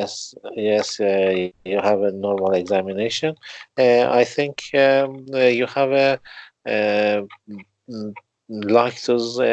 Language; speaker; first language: English; non-native, learner; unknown